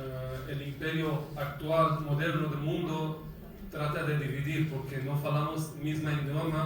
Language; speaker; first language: Spanish; non-native, fluent; Persian